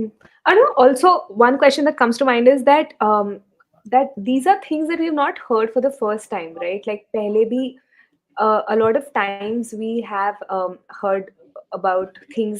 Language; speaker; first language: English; non-native, local second language; Hindi